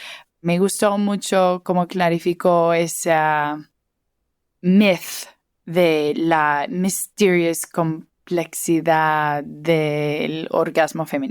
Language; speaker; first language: Spanish; early bilingual, heritage; English